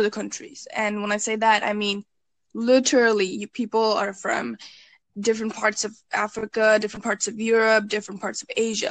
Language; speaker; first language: English; early bilingual, other home language; Bangla